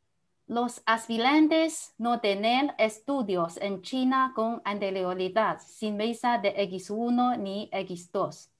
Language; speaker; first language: Spanish; non-native, fluent; Chinese